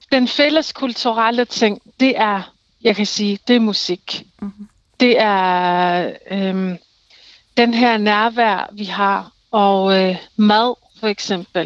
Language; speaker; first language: Danish; non-native, local second language; Kalaallisut